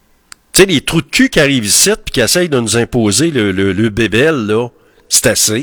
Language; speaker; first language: French; native; French